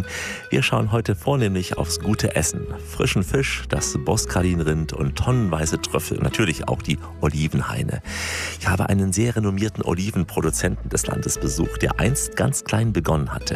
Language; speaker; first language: German; native; German